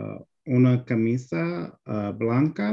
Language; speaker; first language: Spanish; non-native, learner; English